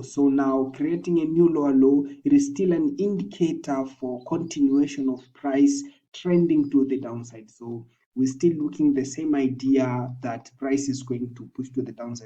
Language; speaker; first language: English; non-native, local second language; Swahili